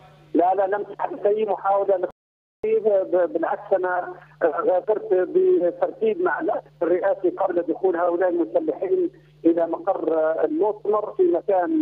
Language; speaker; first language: Arabic; native; Arabic